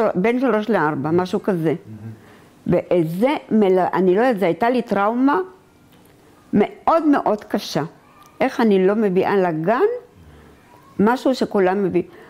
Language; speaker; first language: Hebrew; native; Hebrew